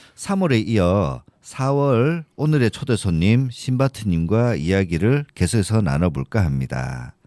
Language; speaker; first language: Korean; native; Korean